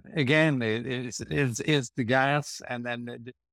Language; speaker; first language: English; non-native, fluent; Dutch